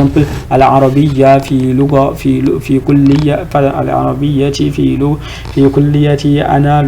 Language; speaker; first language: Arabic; non-native, fluent; French